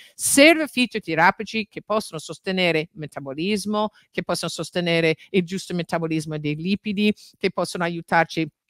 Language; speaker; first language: Italian; non-native, fluent; English